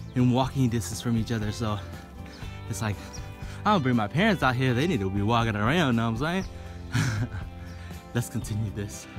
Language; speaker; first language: English; native; English